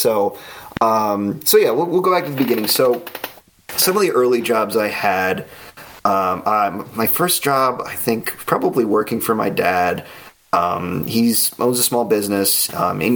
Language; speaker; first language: English; native; English